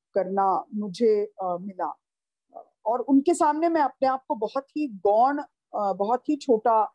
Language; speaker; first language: Hindi; native; Hindi